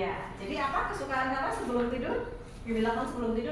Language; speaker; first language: Indonesian; native; Indonesian